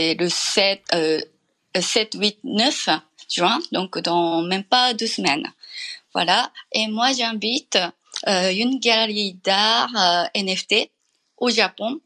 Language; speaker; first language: French; non-native, fluent; Japanese